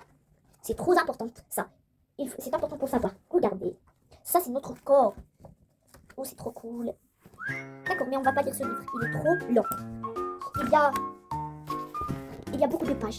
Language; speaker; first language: French; non-native, local second language; Arabic